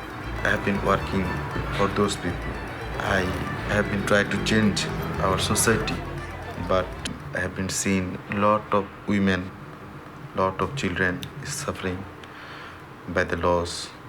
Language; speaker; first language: English; non-native, learner; Bangla